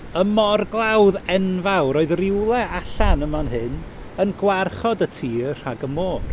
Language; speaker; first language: Welsh; native; Welsh